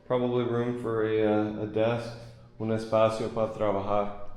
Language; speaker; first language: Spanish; non-native, learner; English